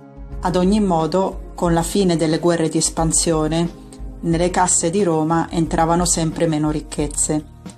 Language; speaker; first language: Italian; native; Italian